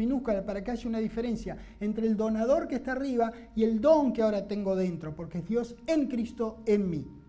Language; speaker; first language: Spanish; native; Spanish